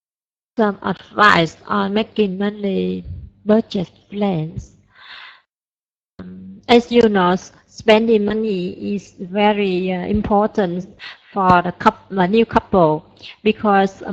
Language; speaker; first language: English; non-native, learner; Vietnamese